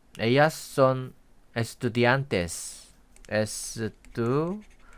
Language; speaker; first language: Spanish; non-native, fluent; Korean